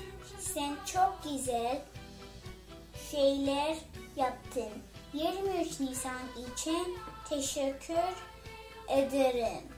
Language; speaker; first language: Turkish; early bilingual, heritage; Turkish